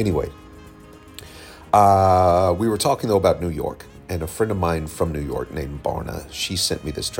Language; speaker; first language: English; native; English